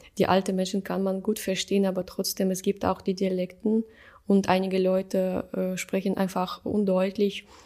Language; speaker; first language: German; non-native, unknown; Russian